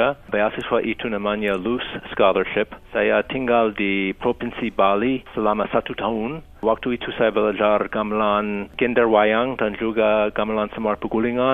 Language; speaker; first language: Indonesian; non-native, fluent; English